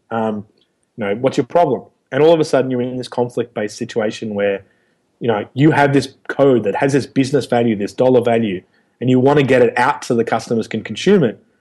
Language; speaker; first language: English; native; English